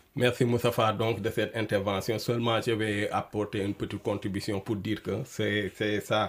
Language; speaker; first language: French; non-native, local second language; Wolof